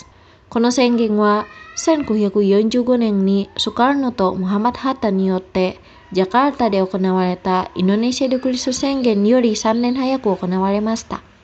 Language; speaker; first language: Japanese; non-native, fluent; Indonesian